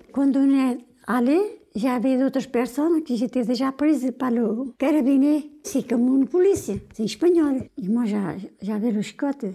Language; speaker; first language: French; non-native, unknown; Portuguese